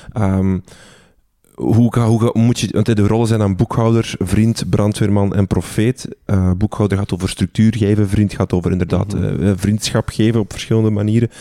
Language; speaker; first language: Dutch; native; Dutch